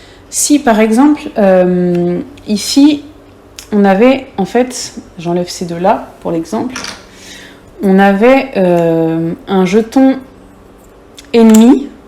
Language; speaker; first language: French; native; French